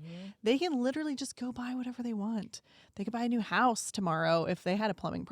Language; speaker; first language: English; native; English